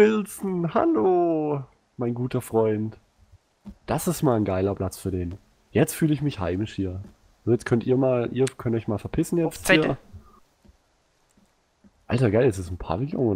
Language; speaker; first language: German; native; German